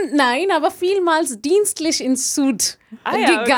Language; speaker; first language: German; non-native, learner; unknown